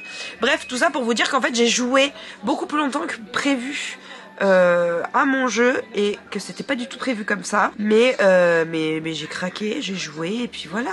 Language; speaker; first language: French; native; French